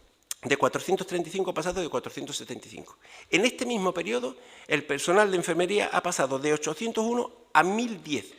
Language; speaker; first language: Spanish; native; Spanish